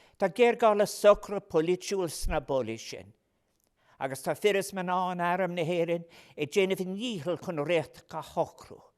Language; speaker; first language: Irish; non-native, local second language; English